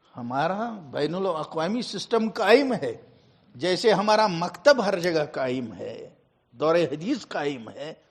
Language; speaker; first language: Urdu; non-native, local second language; Kashmiri